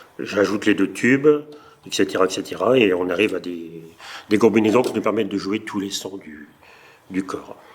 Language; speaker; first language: French; native; French